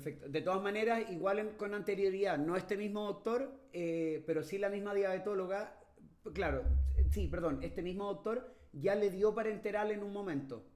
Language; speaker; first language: Spanish; native; Spanish